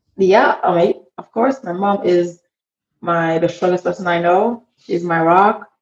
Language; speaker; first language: English; early bilingual, other home language; Haitian Creole